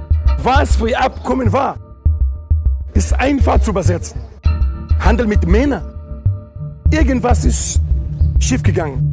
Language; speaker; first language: German; non-native, learner; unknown